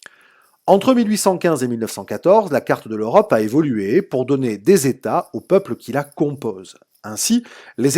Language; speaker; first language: French; native; French